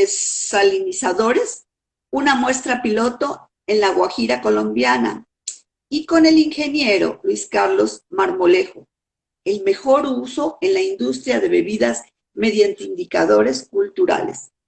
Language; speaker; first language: Spanish; native; Spanish